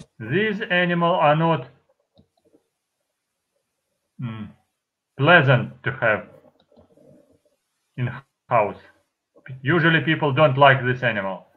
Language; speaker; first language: English; non-native, fluent; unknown